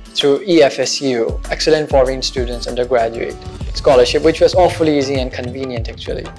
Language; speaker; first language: English; non-native, local second language; Urdu